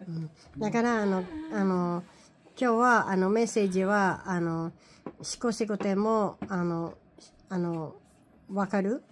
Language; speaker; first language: Japanese; non-native, learner; Filipino